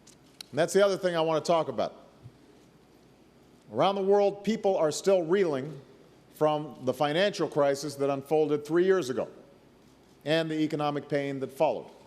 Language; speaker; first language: English; native; English